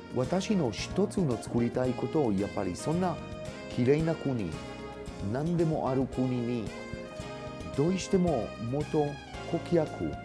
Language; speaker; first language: Japanese; non-native, fluent; Hebrew